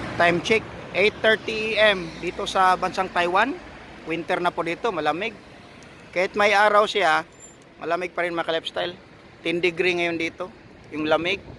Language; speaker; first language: Filipino; native; Filipino